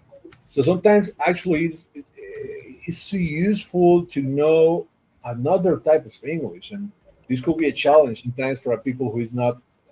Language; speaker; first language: English; non-native, fluent; Spanish